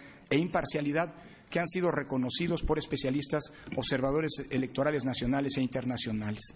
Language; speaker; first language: Spanish; native; Spanish